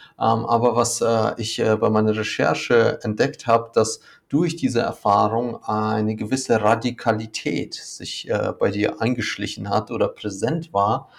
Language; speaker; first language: German; native; German